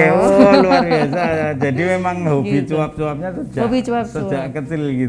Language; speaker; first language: Indonesian; native; Indonesian